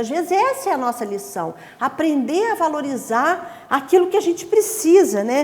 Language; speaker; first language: Portuguese; native; Portuguese